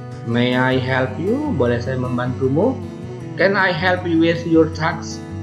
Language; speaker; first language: English; non-native, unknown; Indonesian